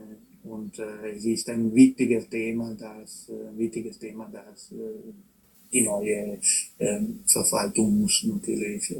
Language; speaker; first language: German; non-native, fluent; Italian